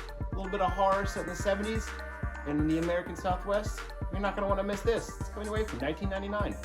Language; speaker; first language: English; native; English